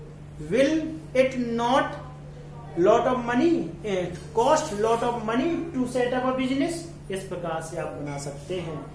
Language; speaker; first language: Hindi; native; Hindi